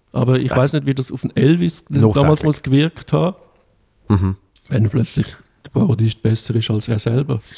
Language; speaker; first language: German; native; German